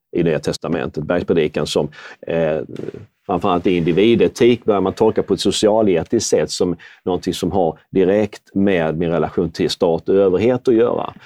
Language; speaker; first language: Swedish; native; Swedish